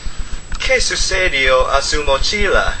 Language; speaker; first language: Spanish; non-native, learner; English